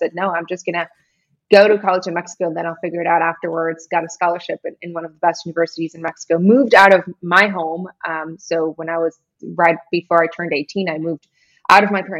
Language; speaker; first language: English; non-native, fluent; Spanish